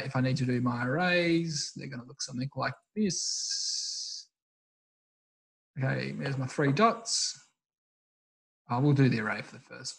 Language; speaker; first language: English; native; English